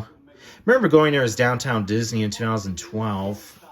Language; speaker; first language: English; native; English